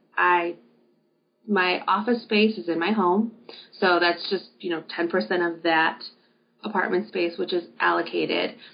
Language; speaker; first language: English; native; English